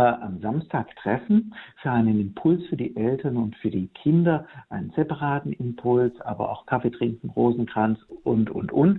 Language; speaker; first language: German; native; German